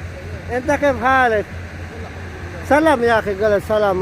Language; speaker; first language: Arabic; non-native, learner; Filipino